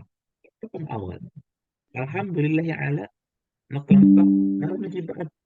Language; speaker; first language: Arabic; non-native, fluent; Indonesian